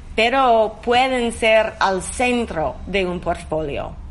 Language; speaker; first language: Spanish; non-native, learner; English